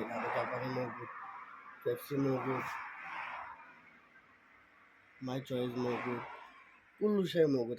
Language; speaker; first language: Arabic; non-native, learner; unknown